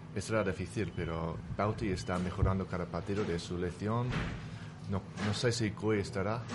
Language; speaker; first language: Spanish; non-native, fluent; English